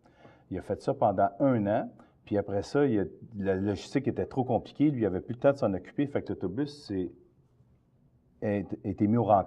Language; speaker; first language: French; native; French